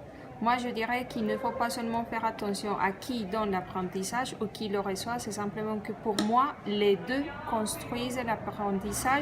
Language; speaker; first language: French; non-native, fluent; Spanish